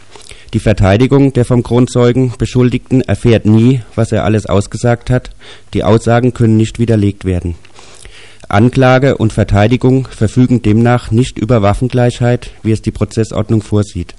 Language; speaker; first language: German; native; German